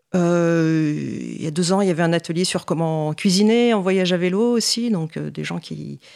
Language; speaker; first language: French; native; French